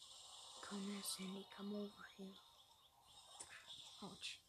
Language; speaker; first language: German; native; German